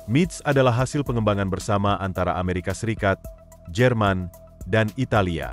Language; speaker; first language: Indonesian; native; Indonesian